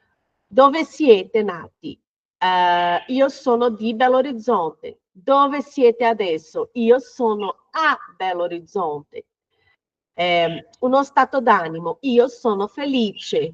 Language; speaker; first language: Italian; non-native, fluent; Portuguese